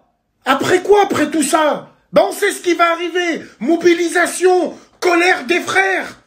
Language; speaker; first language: French; native; French